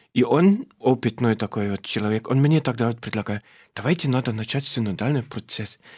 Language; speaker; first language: Russian; non-native, fluent; German